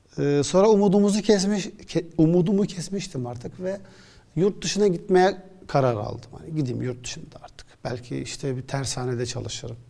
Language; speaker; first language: Turkish; early bilingual, other home language; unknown